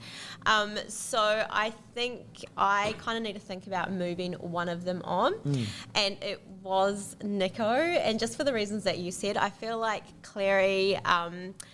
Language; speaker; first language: English; native; English